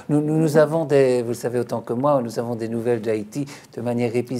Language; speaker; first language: French; native; French